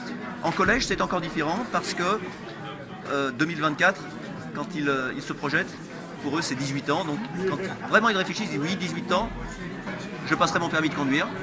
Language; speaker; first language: French; native; French